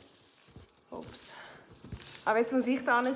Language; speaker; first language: German; native; German